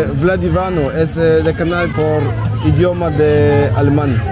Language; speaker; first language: Spanish; non-native, learner; German